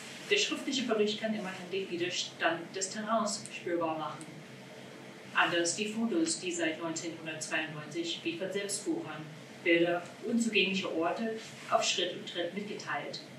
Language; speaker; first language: German; non-native, fluent; English